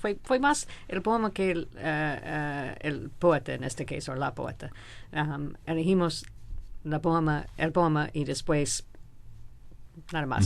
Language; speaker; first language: Spanish; non-native, fluent; English